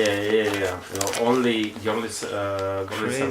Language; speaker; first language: English; non-native, learner; Russian